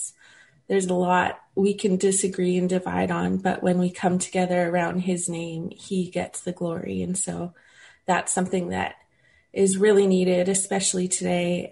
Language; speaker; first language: English; native; English